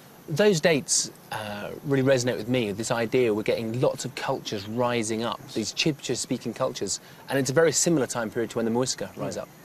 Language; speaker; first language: English; native; English